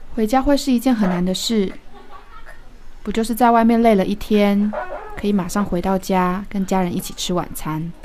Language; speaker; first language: Chinese; native; Chinese